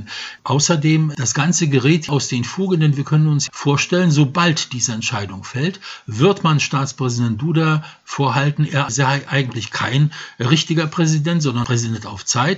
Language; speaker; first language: German; non-native, fluent; Polish